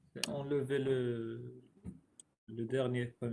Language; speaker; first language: French; non-native, local second language; Arabic